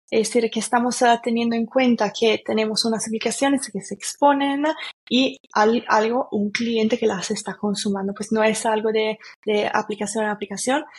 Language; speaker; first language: Spanish; non-native, fluent; Italian